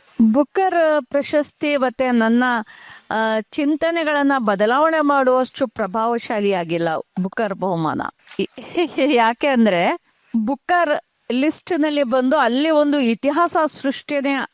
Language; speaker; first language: Kannada; non-native, local second language; Urdu